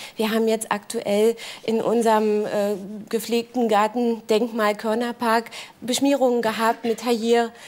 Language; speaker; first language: German; native; German